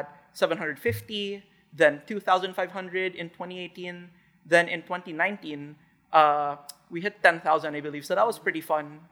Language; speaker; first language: English; non-native, local second language; Hiligaynon